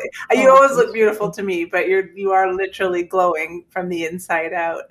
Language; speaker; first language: English; native; English